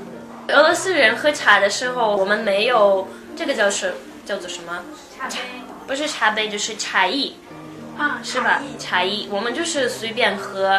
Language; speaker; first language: Chinese; non-native, fluent; Russian